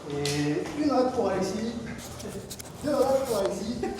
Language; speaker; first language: French; native; French